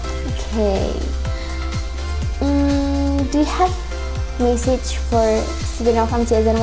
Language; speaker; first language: English; non-native, learner; Indonesian